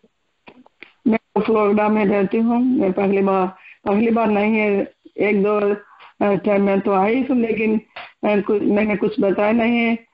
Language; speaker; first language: Hindi; non-native, local second language; Malayalam